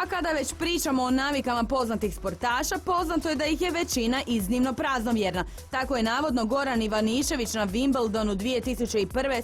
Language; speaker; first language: Croatian; native; Croatian